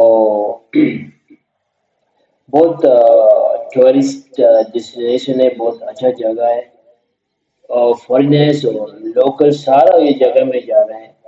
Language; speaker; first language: Hindi; non-native, learner; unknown